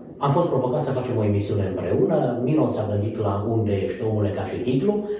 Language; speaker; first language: Romanian; native; Romanian